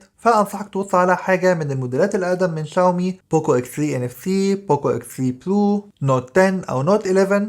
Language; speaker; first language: Arabic; native; Arabic